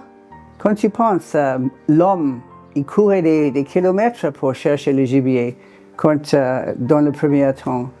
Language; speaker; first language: French; non-native, fluent; English